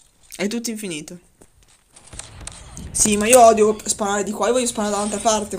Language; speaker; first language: Italian; native; Italian